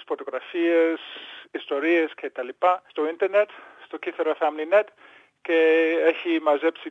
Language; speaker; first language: Greek; early bilingual, heritage; English